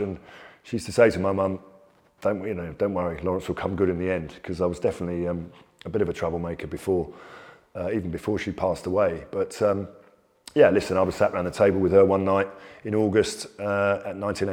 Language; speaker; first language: English; native; English